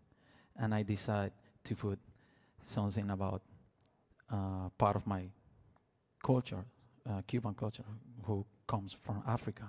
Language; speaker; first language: English; non-native, learner; Spanish